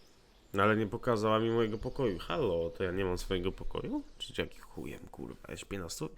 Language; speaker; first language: Polish; native; Polish